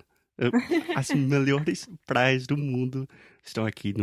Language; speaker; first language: Portuguese; non-native, fluent; English